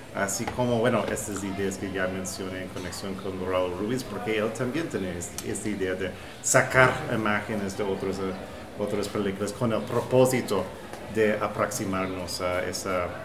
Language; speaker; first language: Spanish; non-native, fluent; English